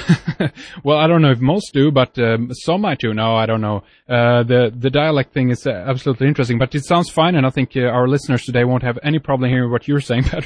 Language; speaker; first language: English; non-native, fluent; Swedish